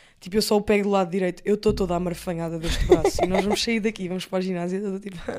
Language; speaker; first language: Portuguese; early bilingual, other home language; English